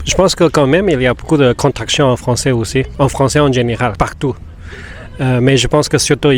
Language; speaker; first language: French; non-native, fluent; Spanish